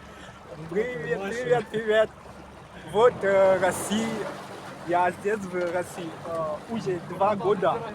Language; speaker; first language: Russian; non-native, learner; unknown